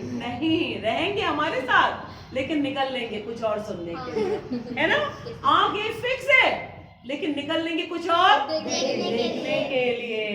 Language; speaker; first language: Hindi; native; Hindi